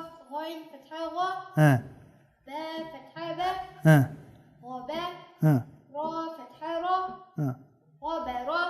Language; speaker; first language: Arabic; non-native, learner; Uzbek